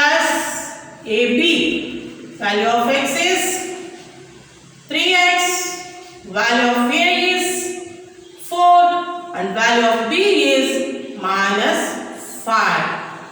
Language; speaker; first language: English; non-native, local second language; Kannada